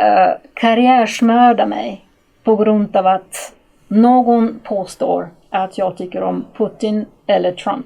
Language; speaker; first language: Swedish; non-native, fluent; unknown